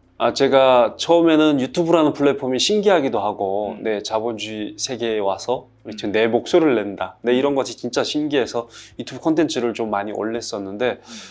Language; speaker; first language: Korean; native; Korean